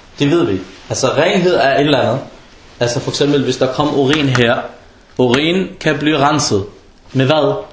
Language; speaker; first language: Danish; non-native, fluent; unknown